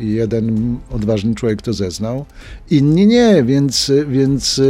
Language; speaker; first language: Polish; native; Polish